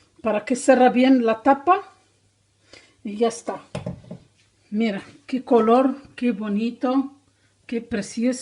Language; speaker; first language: Spanish; non-native, learner; Arabic